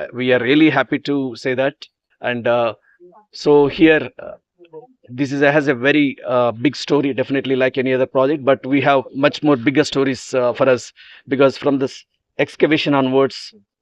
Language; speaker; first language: English; non-native, local second language; Telugu